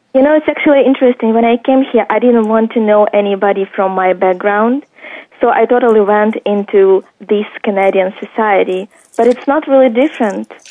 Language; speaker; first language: English; non-native, fluent; Ukrainian